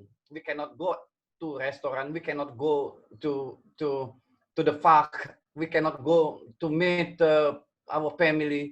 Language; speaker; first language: English; non-native, learner; Indonesian